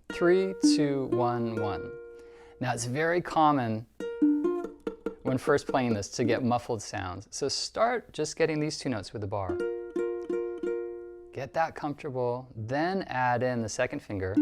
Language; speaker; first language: English; native; English